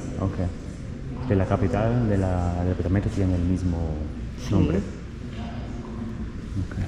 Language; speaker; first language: Spanish; non-native, fluent; German